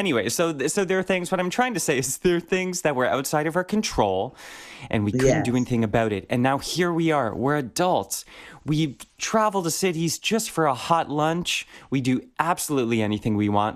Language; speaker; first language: English; native; English